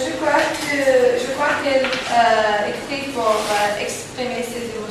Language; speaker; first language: French; non-native, learner; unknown